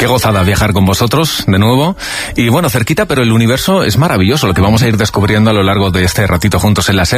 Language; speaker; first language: Spanish; native; Spanish